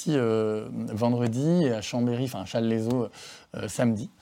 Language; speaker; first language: French; native; French